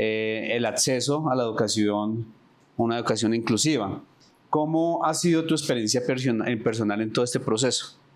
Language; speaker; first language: Spanish; native; Spanish